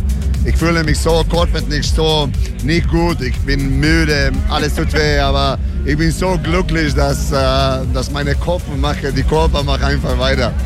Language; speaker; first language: German; non-native, learner; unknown